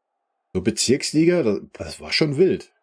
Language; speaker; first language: German; native; German